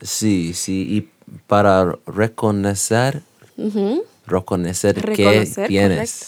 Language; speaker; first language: Spanish; non-native, learner; English